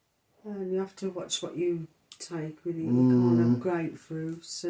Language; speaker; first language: English; native; English